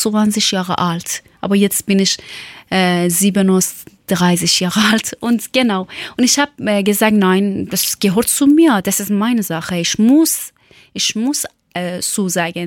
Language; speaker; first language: German; non-native, learner; Persian